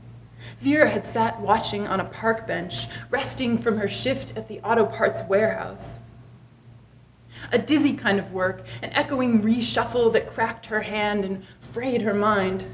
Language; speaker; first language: English; native; English